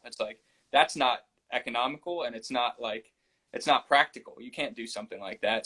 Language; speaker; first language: English; native; English